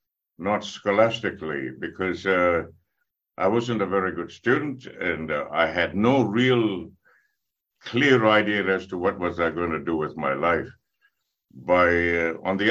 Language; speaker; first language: English; non-native, local second language; Tamil